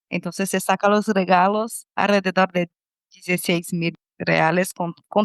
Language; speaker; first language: Spanish; non-native, fluent; Portuguese